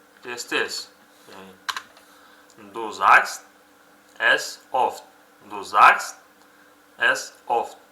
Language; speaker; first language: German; non-native, fluent; Uzbek